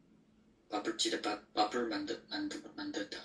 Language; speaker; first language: Korean; non-native, learner; Chinese